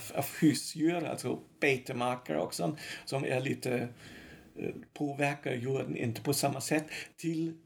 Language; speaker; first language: Swedish; non-native, fluent; German